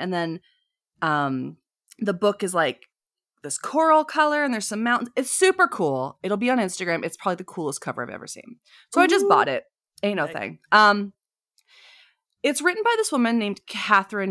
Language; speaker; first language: English; native; English